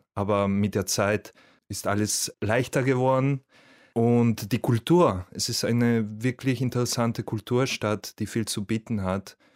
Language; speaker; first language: German; non-native, fluent; Spanish